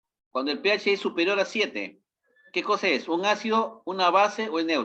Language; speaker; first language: Spanish; native; Spanish